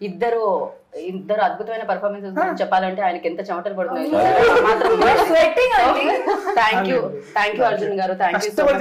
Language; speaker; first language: Telugu; native; Telugu